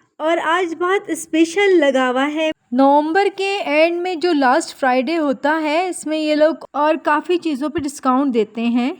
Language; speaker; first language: Urdu; native; Urdu